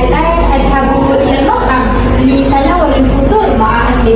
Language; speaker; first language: Arabic; non-native, learner; Malay